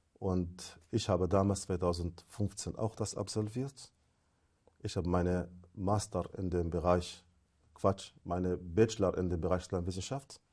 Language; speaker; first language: German; non-native, fluent; Arabic